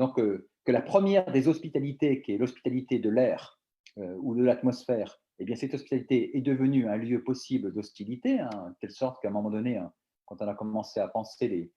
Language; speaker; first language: French; native; French